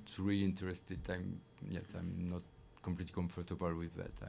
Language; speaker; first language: English; non-native, learner; French